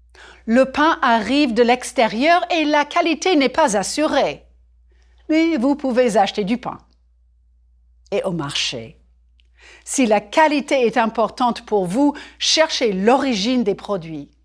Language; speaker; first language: French; non-native, fluent; English